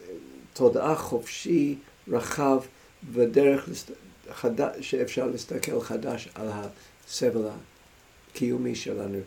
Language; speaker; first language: Hebrew; non-native, fluent; English